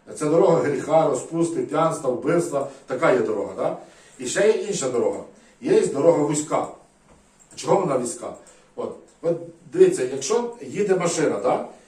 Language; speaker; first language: Ukrainian; native; Ukrainian